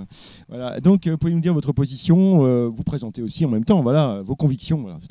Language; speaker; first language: French; native; French